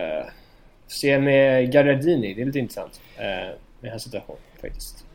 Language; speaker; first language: Swedish; native; Swedish